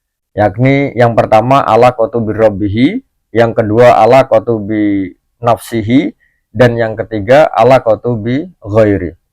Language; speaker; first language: Indonesian; native; Indonesian